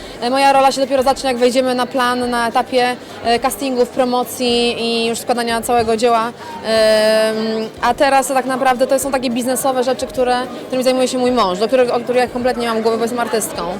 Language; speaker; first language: Polish; native; Polish